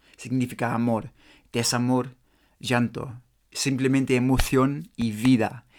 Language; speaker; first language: Spanish; non-native, learner; English